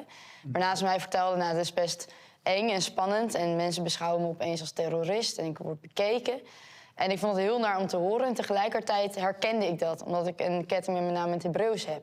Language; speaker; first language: Dutch; native; Dutch